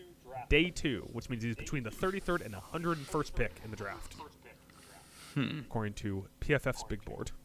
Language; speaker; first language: English; native; English